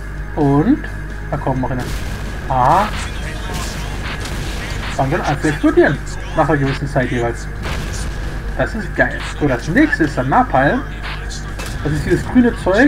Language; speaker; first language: German; native; German